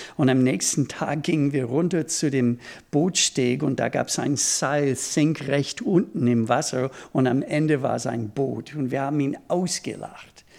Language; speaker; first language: German; non-native, fluent; English